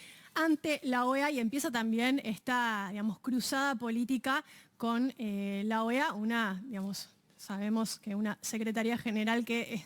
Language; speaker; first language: Spanish; native; Spanish